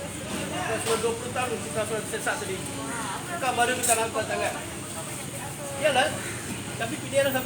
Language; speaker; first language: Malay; non-native, learner; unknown